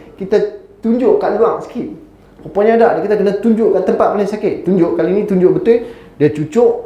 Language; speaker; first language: Malay; native; Malay